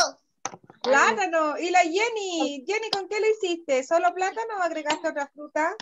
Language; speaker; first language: Spanish; native; Spanish